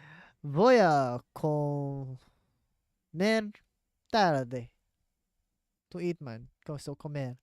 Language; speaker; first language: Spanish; non-native, learner; English